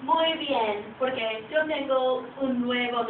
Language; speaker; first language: Spanish; non-native, learner; English